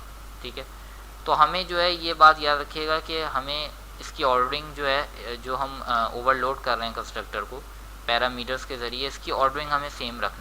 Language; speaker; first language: Hindi; native; Hindi